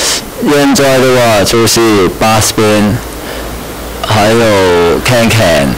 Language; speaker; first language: Chinese; non-native, local second language; Cantonese